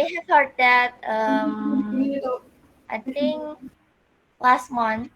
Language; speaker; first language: English; non-native, learner; Indonesian